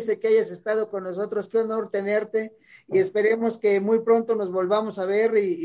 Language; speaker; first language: Spanish; native; Spanish